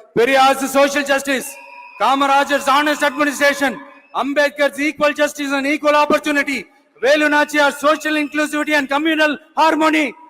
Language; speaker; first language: English; non-native, local second language; Tamil